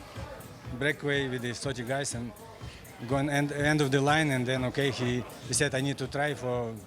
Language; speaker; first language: English; non-native, fluent; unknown